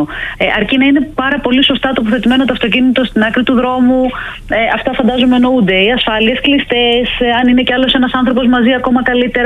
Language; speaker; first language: Greek; native; Greek